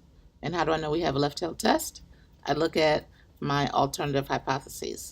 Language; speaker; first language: English; native; English